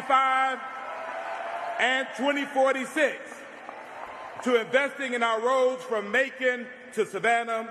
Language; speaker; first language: English; native; English